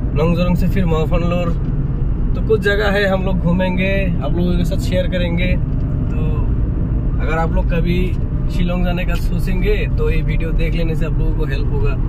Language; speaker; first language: Hindi; non-native, local second language; Bangla